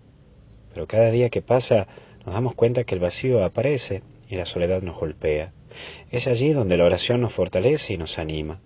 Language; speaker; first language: Spanish; native; Spanish